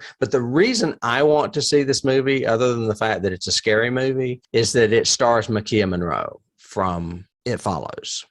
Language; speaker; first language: English; native; English